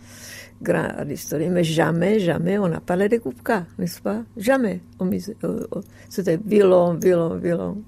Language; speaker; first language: French; non-native, fluent; Czech